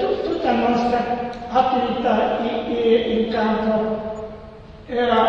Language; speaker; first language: Italian; non-native, learner; Serbian